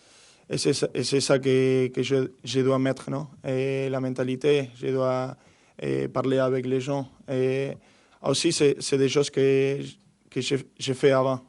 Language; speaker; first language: French; non-native, fluent; Spanish